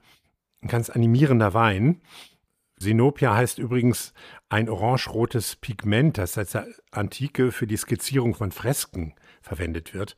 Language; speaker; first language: German; native; German